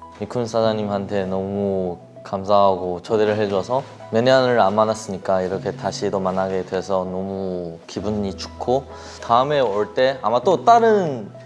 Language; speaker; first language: Korean; non-native, fluent; Chinese